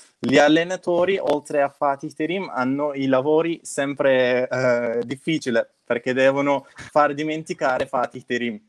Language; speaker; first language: Italian; non-native, fluent; Turkish